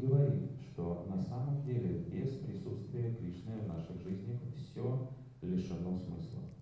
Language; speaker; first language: Russian; native; Russian